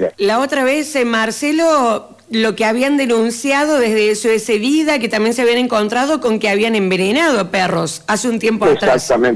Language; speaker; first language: Spanish; native; Spanish